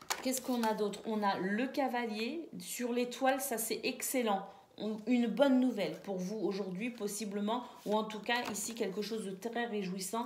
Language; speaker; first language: French; native; French